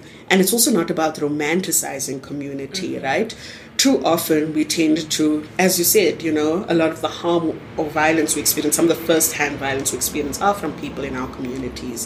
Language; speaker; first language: English; non-native, local second language; Tswana